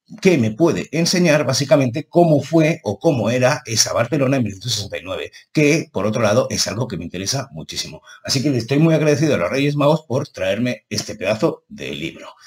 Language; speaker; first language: Spanish; native; Spanish